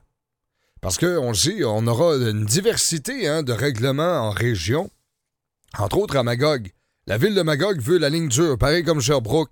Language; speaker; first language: French; native; French